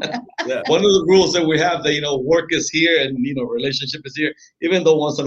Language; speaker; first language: English; non-native, fluent; Spanish